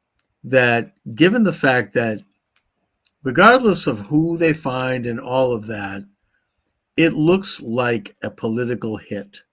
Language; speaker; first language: English; native; English